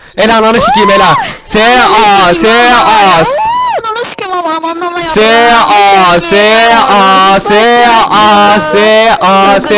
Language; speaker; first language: Turkish; native; Turkish